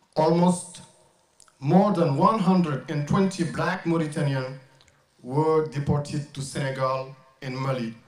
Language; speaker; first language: English; non-native, learner; French